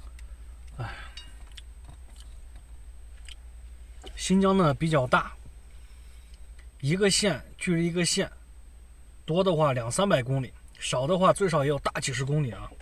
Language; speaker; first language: Chinese; native; Chinese